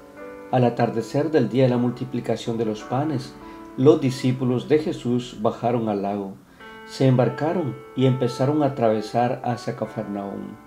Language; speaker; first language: Spanish; native; Spanish